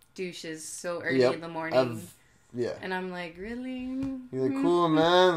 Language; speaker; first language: English; native; English